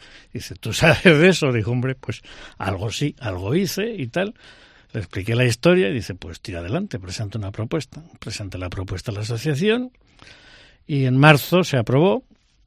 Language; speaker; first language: Spanish; native; Spanish